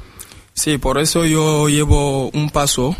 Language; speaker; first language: Spanish; non-native, fluent; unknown